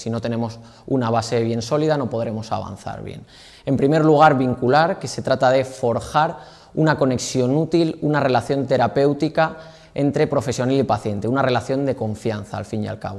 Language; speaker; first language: Spanish; native; Spanish